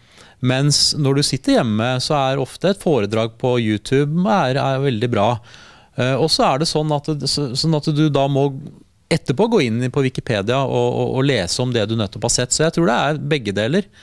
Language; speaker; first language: Norwegian; native; Norwegian